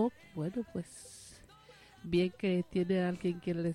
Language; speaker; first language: Spanish; native; Spanish